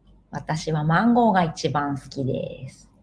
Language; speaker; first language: Japanese; non-native, fluent; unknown